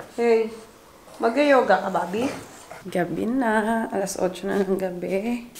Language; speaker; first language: Filipino; native; Filipino